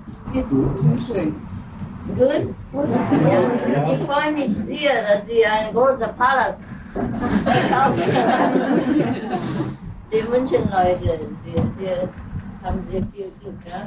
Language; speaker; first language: German; non-native, learner; Vietnamese